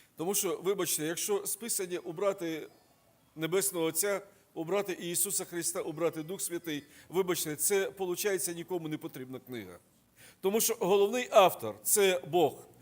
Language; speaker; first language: Ukrainian; non-native, local second language; Russian